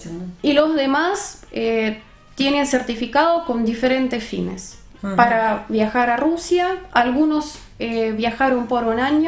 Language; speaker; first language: Spanish; non-native, fluent; Russian